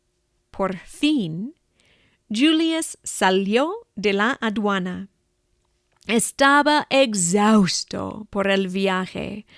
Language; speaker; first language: Spanish; non-native, fluent; English